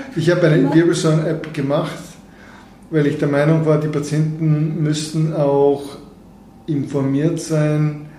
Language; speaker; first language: German; non-native, fluent; Bulgarian